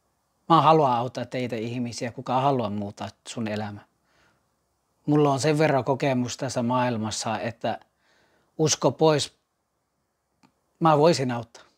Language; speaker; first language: Finnish; non-native, fluent; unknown